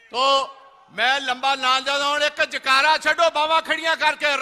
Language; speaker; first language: Hindi; non-native, local second language; Punjabi